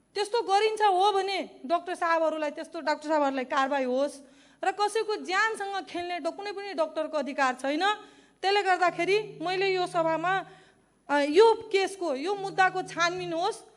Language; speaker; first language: Nepali; non-native, local second language; Maithili